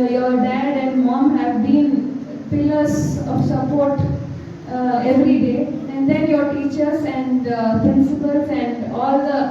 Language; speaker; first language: English; non-native, local second language; Telugu